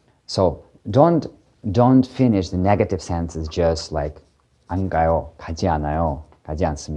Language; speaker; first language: Korean; non-native, fluent; Ukrainian